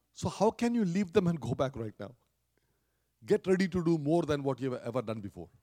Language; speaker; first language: English; non-native, local second language; Malayalam